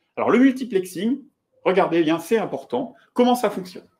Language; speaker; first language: French; native; French